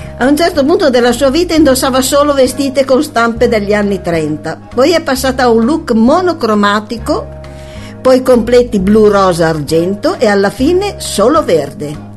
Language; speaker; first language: Italian; native; Italian